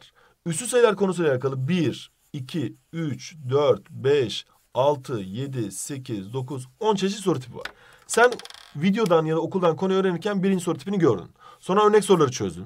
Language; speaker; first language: Turkish; native; Turkish